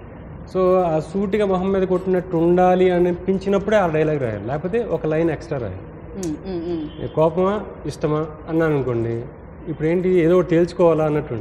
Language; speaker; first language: Telugu; native; Telugu